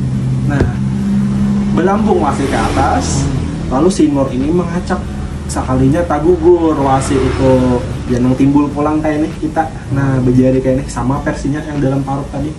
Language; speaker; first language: Indonesian; non-native, local second language; Banjar